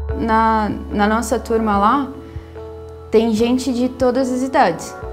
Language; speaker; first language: Portuguese; native; Portuguese